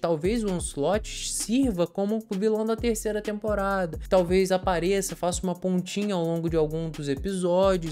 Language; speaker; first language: Portuguese; native; Portuguese